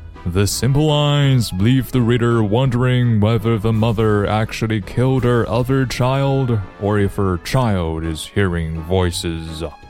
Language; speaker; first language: English; non-native, fluent; Chinese